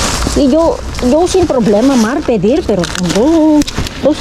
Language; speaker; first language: Spanish; non-native, learner; Filipino